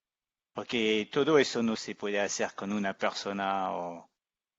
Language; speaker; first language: Spanish; non-native, learner; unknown